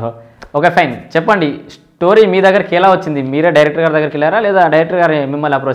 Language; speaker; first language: Telugu; native; Telugu